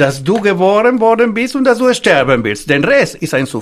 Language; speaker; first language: German; non-native, fluent; Spanish